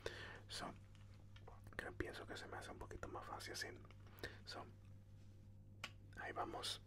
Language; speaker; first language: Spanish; early bilingual, heritage; Spanish